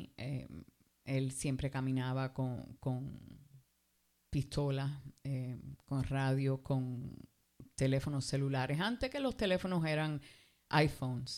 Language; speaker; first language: English; early bilingual, other home language; Spanish